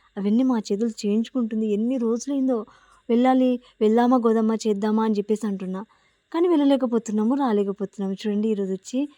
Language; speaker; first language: Telugu; native; Telugu